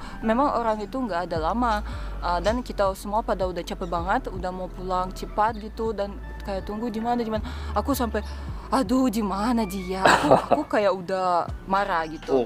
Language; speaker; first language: Indonesian; non-native, fluent; Russian